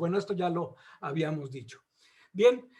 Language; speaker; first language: Spanish; native; Spanish